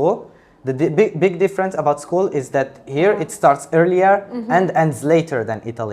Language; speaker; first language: English; non-native, fluent; Italian